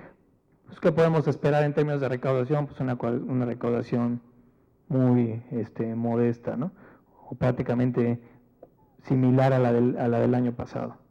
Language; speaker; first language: Spanish; native; Spanish